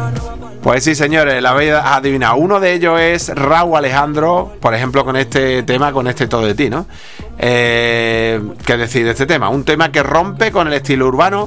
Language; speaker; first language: Spanish; native; Spanish